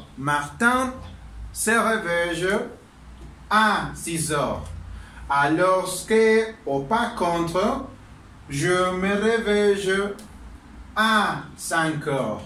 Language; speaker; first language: French; non-native, learner; Spanish